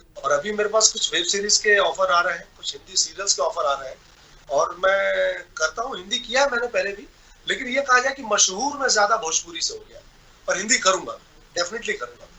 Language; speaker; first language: Hindi; non-native, local second language; Bhojpuri